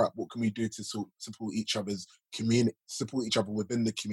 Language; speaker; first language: English; native; English